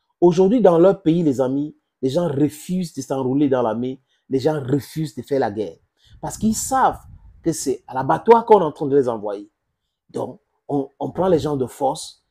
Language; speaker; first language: French; non-native, local second language; English